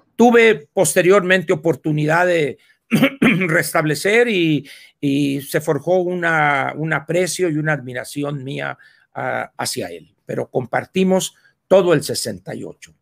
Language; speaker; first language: Spanish; native; Spanish